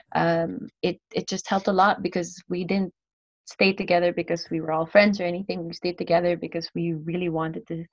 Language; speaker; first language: English; non-native, local second language; Filipino